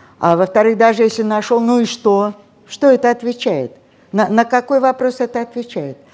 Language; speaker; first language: Russian; native; Russian